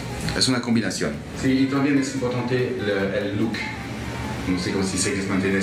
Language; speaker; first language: Spanish; non-native, learner; French